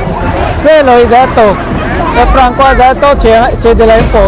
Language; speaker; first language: Italian; non-native, learner; Filipino